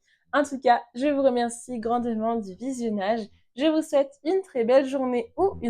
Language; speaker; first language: French; native; French